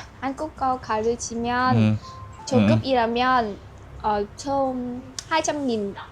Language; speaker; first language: Korean; non-native, learner; Vietnamese